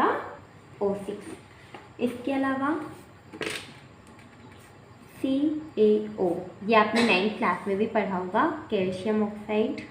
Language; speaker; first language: Hindi; native; Hindi